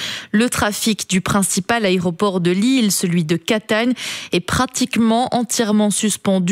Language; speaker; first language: French; native; French